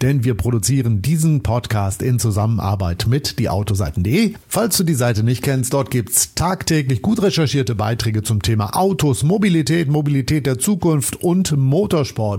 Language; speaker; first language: German; native; German